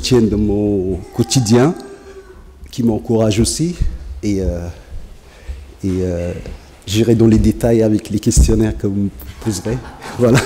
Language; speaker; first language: French; non-native, fluent; Tigrinya